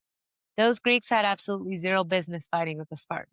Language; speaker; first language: English; native; English